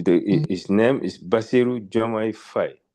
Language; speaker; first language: English; non-native, learner; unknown